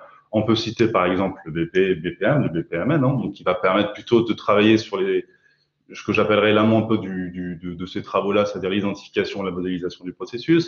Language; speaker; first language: French; native; French